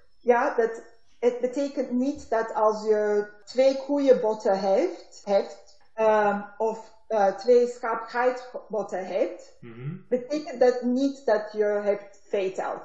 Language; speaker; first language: Dutch; non-native, learner; Turkish